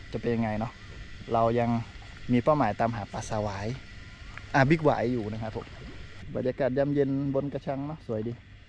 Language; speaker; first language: Thai; native; Thai